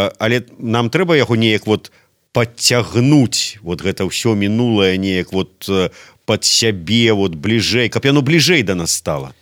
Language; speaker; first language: Belarusian; native; Belarusian